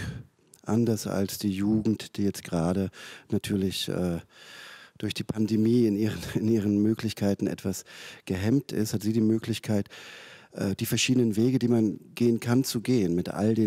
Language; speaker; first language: German; native; German